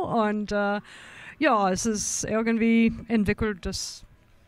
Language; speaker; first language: German; non-native, fluent; English